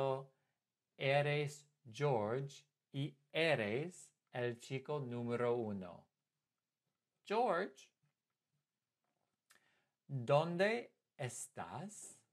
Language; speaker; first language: Spanish; non-native, fluent; English